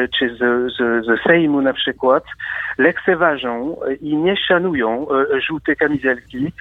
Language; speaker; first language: Polish; non-native, fluent; French